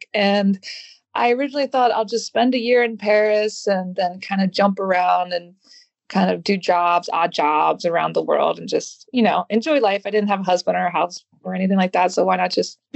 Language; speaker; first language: English; native; English